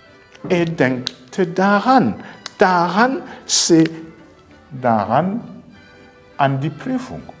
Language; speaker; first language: German; non-native, fluent; Rundi